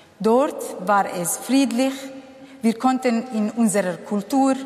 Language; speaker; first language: German; non-native, fluent; Kurdish